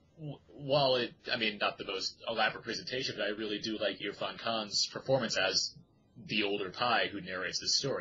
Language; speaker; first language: English; native; English